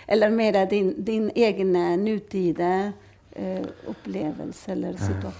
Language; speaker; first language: Swedish; non-native, fluent; Spanish